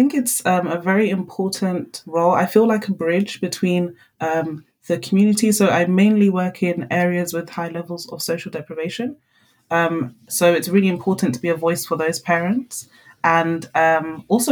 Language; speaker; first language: English; non-native, local second language; Akan